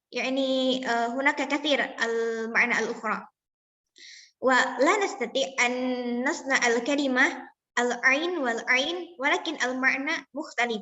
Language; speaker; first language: Arabic; non-native, learner; Indonesian